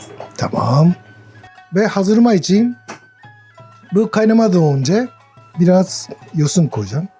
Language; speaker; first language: Turkish; non-native, learner; Japanese